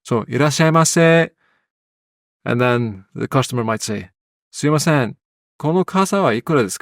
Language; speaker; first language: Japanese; non-native, fluent; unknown